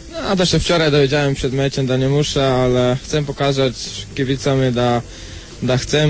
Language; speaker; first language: Polish; non-native, learner; Croatian